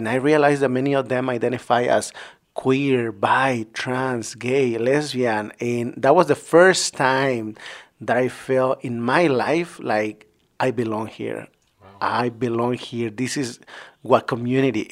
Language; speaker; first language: English; non-native, fluent; Spanish